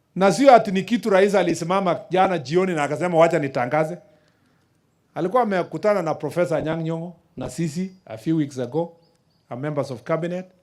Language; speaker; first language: Swahili; non-native, local second language; Kalenjin